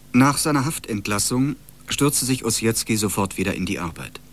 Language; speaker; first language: German; native; German